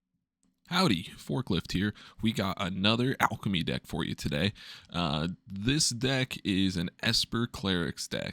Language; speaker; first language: English; native; English